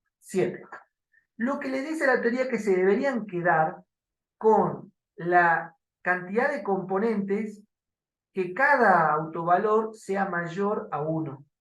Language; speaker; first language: Spanish; native; Spanish